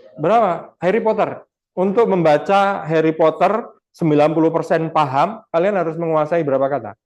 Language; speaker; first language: Indonesian; non-native, local second language; Achinese